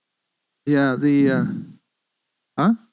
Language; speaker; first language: English; native; English